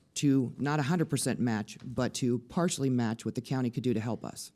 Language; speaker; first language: English; native; English